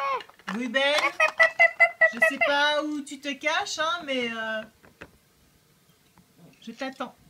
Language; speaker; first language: French; native; French